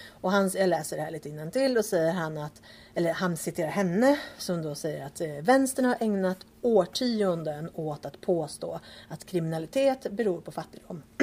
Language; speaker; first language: Swedish; early bilingual, other home language; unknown